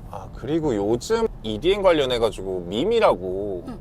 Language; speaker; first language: Korean; native; Korean